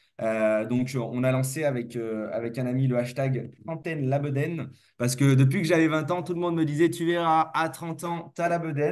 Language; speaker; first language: French; native; French